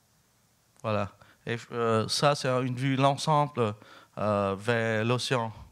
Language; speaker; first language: French; non-native, fluent; Vietnamese